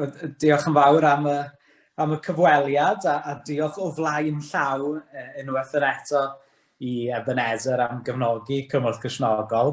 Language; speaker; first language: Welsh; native; Welsh